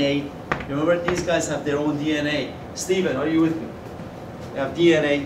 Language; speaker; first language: English; non-native, fluent; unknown